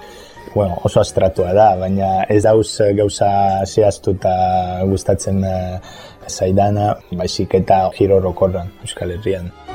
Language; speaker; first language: Basque; non-native, fluent; Italian